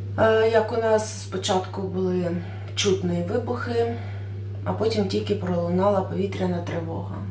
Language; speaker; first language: Ukrainian; non-native, local second language; Russian